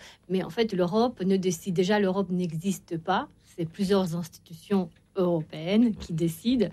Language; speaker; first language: French; non-native, fluent; Romanian